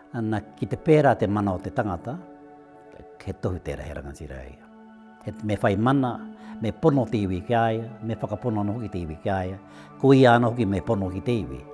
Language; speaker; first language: Māori; native; Māori